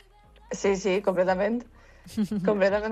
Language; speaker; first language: Catalan; non-native, local second language; Spanish